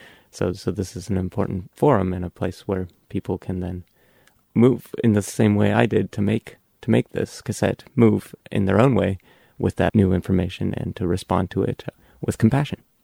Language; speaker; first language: English; native; English